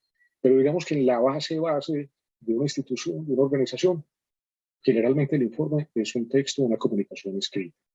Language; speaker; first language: Spanish; native; Spanish